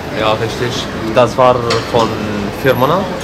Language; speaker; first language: German; non-native, learner; Arabic